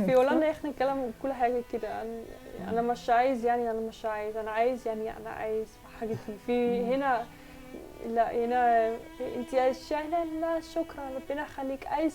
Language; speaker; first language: Arabic; non-native, learner; Dutch